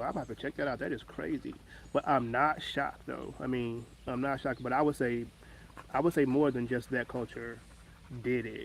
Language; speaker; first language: English; native; English